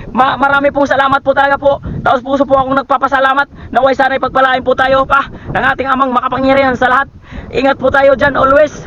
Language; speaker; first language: Filipino; non-native, local second language; Cebuano